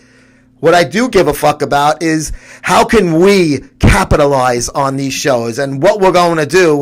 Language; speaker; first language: English; native; English